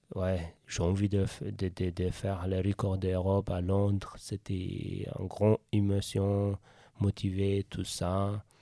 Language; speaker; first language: French; non-native, fluent; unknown